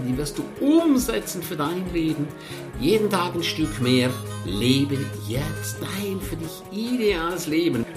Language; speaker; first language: German; native; German